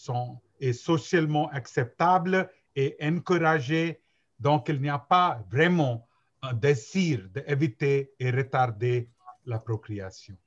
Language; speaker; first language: French; non-native, learner; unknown